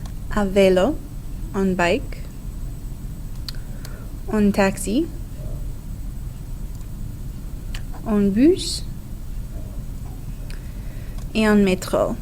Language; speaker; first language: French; non-native, fluent; English